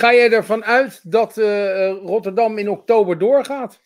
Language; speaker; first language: Dutch; native; Dutch